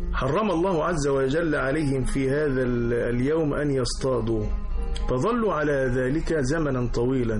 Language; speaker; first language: Arabic; native; Arabic